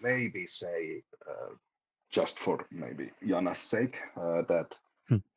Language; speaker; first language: English; non-native, fluent; Finnish